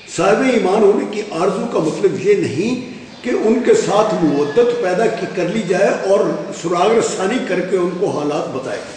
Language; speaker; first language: Urdu; non-native, local second language; Punjabi